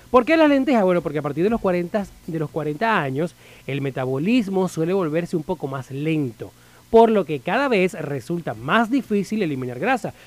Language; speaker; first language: Spanish; native; Spanish